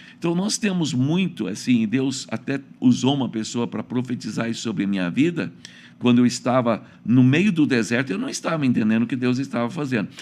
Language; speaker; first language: Portuguese; early bilingual, other home language; English